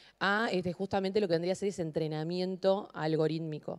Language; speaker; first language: Spanish; native; Spanish